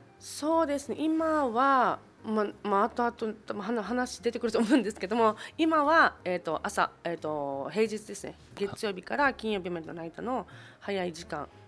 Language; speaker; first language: Japanese; native; Japanese